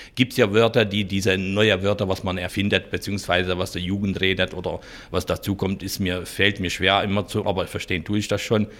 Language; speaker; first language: German; non-native, fluent; Hungarian